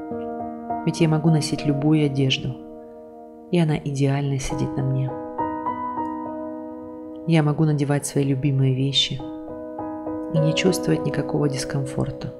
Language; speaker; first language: Russian; native; Russian